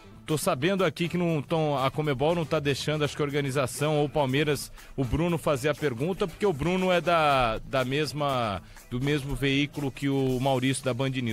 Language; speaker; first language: Portuguese; native; Portuguese